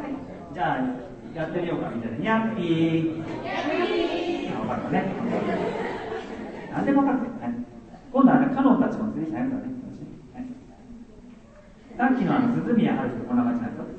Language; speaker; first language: Japanese; native; Japanese